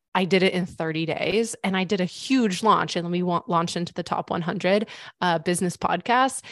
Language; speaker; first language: English; native; English